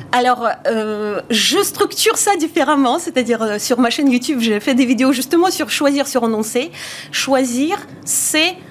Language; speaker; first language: French; non-native, fluent; Bulgarian